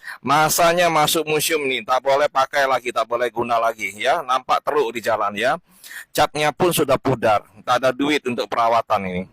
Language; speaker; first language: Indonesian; native; Indonesian